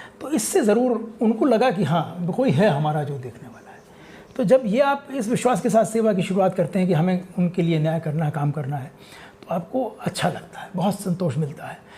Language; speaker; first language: Hindi; native; Hindi